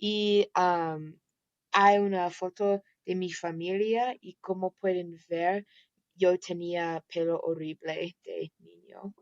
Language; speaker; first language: Spanish; non-native, learner; English